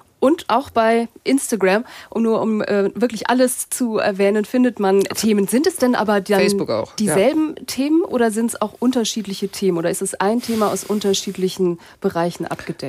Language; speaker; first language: German; native; German